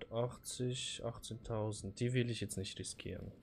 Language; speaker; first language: German; native; German